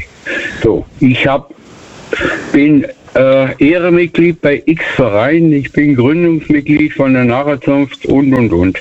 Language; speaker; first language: German; native; German